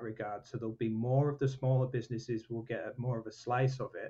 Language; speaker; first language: English; native; English